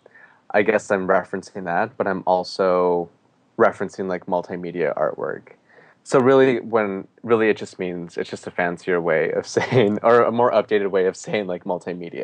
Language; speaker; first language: English; native; English